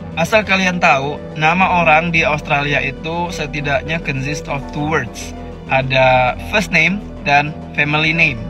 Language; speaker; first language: Indonesian; native; Indonesian